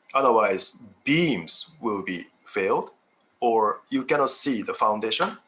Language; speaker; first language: English; non-native, fluent; Japanese